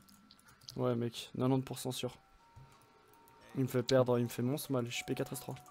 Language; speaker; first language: French; native; French